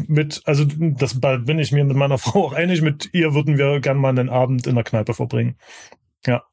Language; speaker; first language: German; native; German